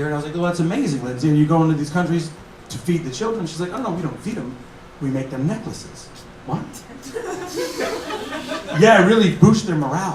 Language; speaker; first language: English; native; English